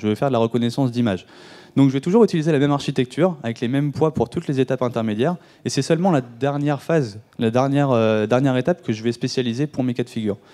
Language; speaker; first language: French; native; French